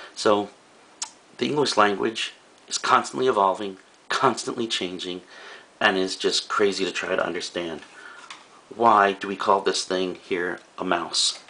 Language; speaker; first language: English; native; English